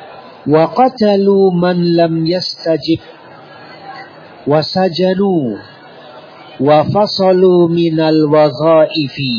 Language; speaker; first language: Arabic; non-native, fluent; Indonesian